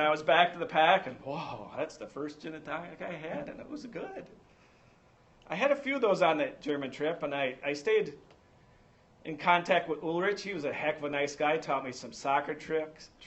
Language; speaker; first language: English; native; English